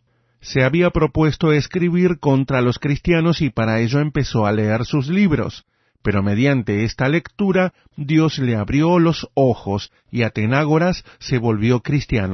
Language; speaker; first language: Spanish; native; Spanish